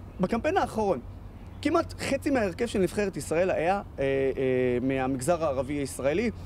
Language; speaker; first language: Hebrew; non-native, local second language; Arabic